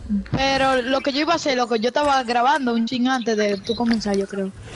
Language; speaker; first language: Spanish; native; Spanish